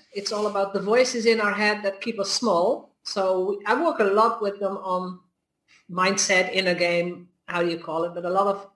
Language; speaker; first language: English; non-native, fluent; Dutch